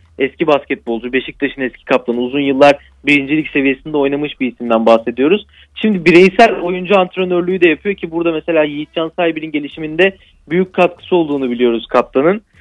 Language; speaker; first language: Turkish; native; Turkish